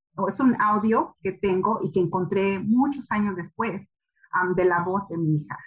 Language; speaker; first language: Spanish; early bilingual, heritage; Spanish